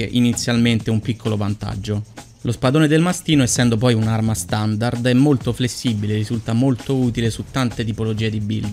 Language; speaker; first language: Italian; native; Italian